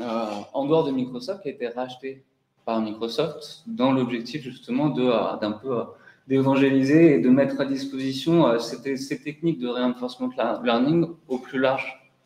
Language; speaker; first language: French; native; French